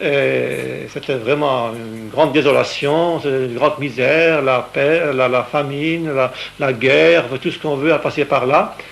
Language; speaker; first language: French; native; French